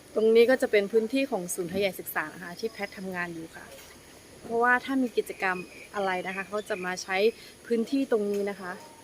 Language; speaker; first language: Thai; native; Thai